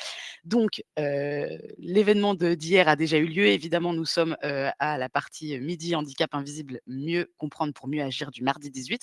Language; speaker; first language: French; native; French